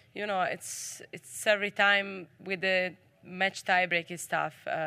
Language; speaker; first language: English; non-native, fluent; Italian